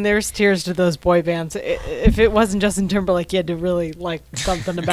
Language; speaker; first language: English; native; English